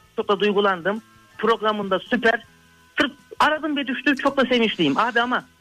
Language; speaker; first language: Turkish; native; Turkish